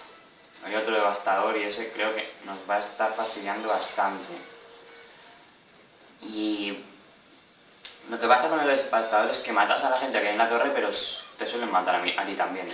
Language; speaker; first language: Spanish; native; Spanish